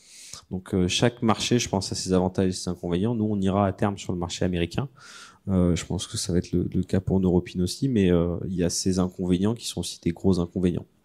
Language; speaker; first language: French; native; French